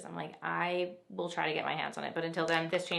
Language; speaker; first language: English; native; English